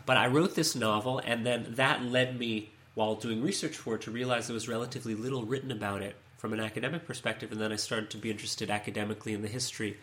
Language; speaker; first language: English; native; English